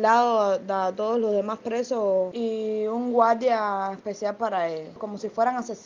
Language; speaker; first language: Spanish; native; Spanish